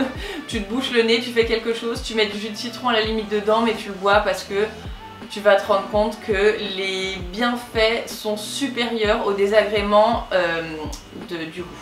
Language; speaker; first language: French; native; French